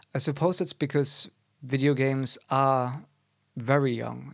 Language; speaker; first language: English; non-native, fluent; German